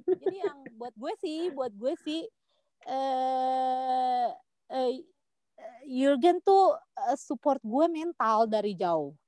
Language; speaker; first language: Indonesian; native; Indonesian